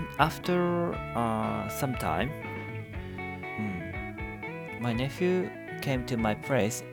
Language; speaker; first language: English; non-native, learner; Japanese